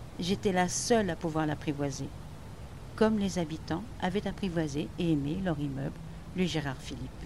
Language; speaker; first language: French; native; French